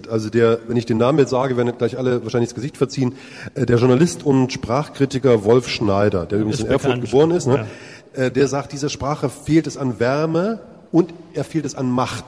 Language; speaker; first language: German; native; German